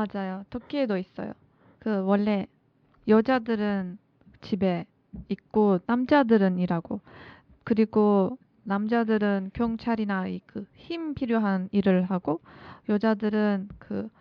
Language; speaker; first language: Korean; non-native, learner; Turkish